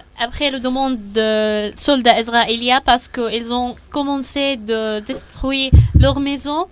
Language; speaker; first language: French; non-native, learner; Arabic